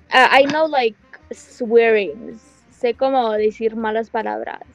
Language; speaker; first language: Spanish; native; Spanish